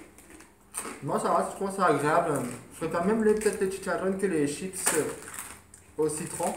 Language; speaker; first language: French; native; French